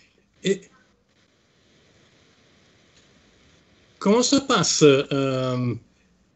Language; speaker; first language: French; non-native, fluent; Italian